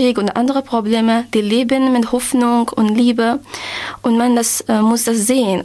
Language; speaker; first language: German; non-native, learner; Persian